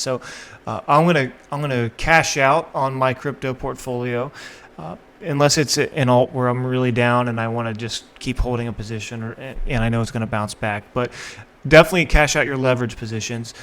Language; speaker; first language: English; native; English